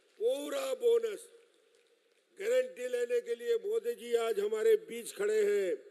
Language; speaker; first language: Hindi; native; Hindi